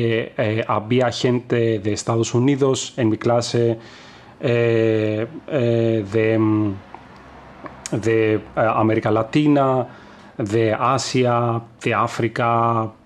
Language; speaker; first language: Spanish; non-native, fluent; Greek